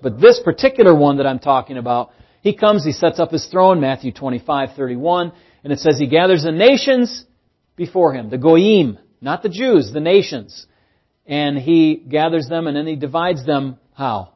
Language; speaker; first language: English; native; English